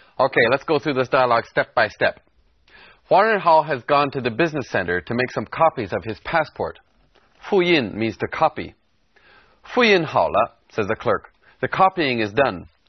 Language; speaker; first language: English; native; English